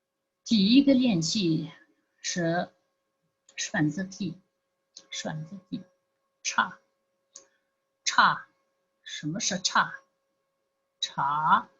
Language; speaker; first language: Chinese; non-native, fluent; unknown